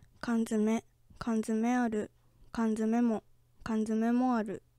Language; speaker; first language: Japanese; native; Japanese